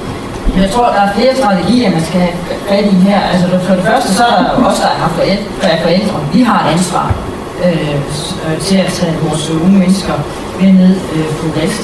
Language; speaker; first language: Danish; native; Danish